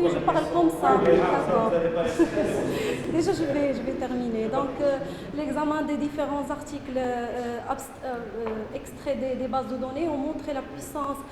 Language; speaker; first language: French; non-native, local second language; Arabic